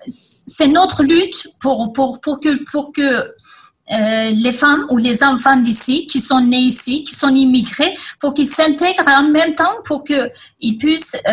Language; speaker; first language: French; non-native, fluent; Kurdish